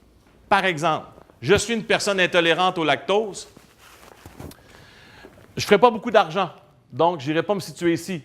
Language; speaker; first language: French; native; French